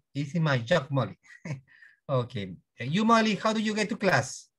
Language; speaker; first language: English; non-native, learner; Spanish